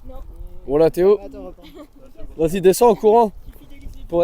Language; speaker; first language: French; native; French